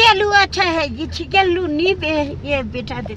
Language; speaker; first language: Hindi; non-native, local second language; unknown